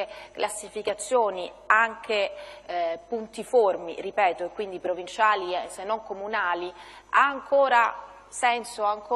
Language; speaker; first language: Italian; native; Italian